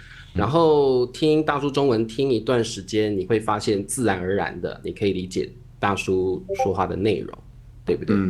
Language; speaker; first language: Chinese; native; Chinese